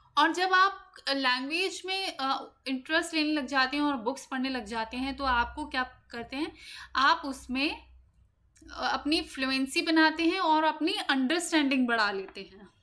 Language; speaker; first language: Hindi; native; Hindi